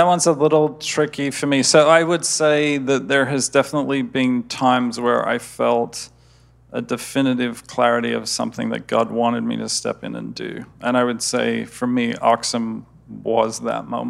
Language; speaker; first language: English; native; English